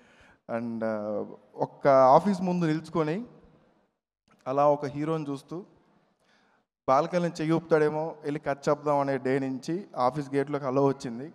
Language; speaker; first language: Telugu; native; Telugu